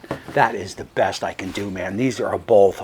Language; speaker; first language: English; native; English